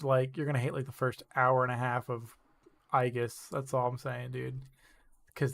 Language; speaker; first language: English; native; English